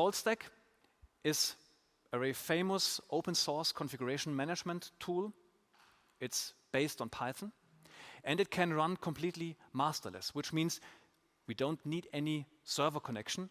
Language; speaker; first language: English; non-native, fluent; German